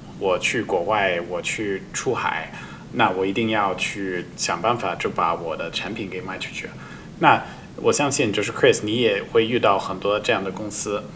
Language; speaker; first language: Chinese; non-native, fluent; English